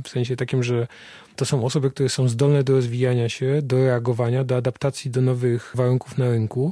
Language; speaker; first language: Polish; native; Polish